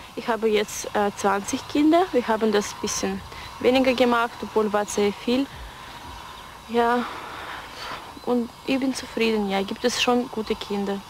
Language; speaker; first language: German; non-native, fluent; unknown